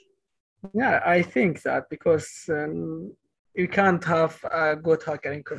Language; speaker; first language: English; non-native, learner; Kurdish